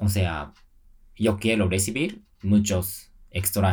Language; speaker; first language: Spanish; non-native, learner; Japanese